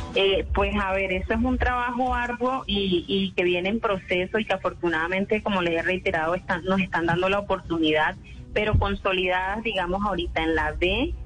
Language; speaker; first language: Spanish; native; Spanish